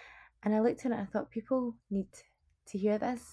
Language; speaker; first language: English; native; English